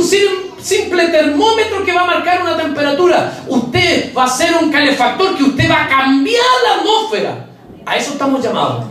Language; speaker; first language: Spanish; native; Spanish